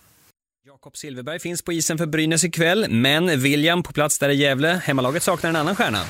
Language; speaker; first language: Swedish; native; Swedish